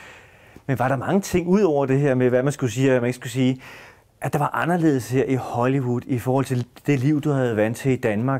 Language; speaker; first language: Danish; native; Danish